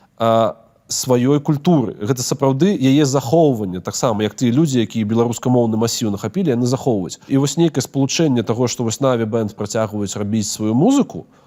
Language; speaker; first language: Belarusian; non-native, local second language; Russian